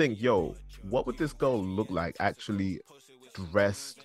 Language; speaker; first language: English; native; English